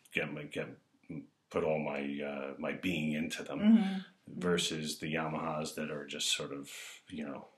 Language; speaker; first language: English; native; English